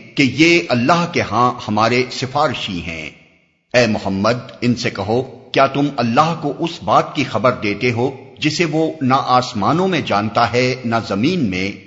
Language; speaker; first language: Urdu; native; Urdu